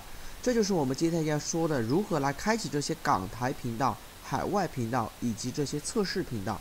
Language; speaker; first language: Chinese; native; Chinese